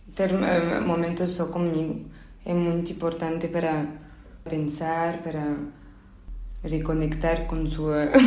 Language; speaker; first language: Portuguese; non-native, learner; Spanish